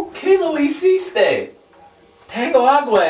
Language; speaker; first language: Spanish; non-native, learner; English